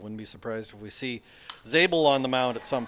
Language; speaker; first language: English; native; English